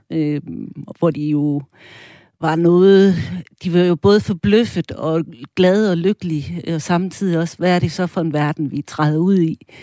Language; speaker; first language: Danish; early bilingual, other home language; German